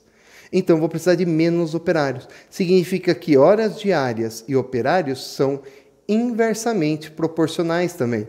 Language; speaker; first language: Portuguese; native; Portuguese